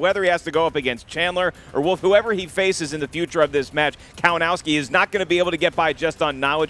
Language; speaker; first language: English; native; English